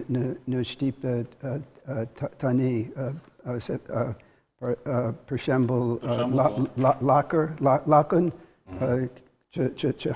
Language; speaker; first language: Albanian; non-native, learner; English